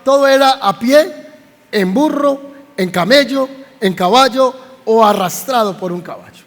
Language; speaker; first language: Spanish; native; Spanish